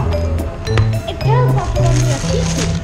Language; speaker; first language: Hungarian; early bilingual, heritage; English